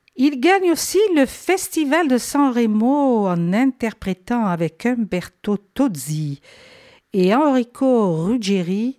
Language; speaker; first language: French; native; French